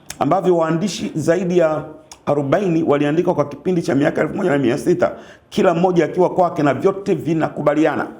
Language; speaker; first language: Swahili; native; Swahili